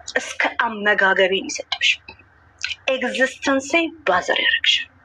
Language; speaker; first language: Amharic; non-native, local second language; Oromo